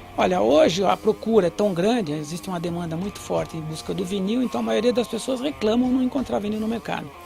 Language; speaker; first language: Portuguese; native; Portuguese